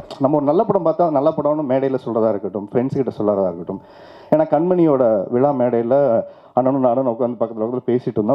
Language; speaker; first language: Tamil; native; Tamil